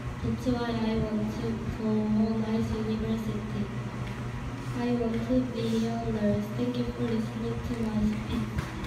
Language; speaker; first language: English; non-native, learner; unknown